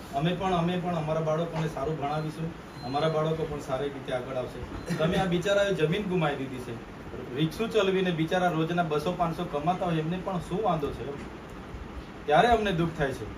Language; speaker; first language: Gujarati; non-native, local second language; Bhili